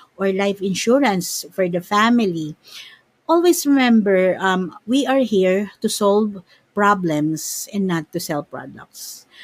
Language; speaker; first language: English; non-native, local second language; Filipino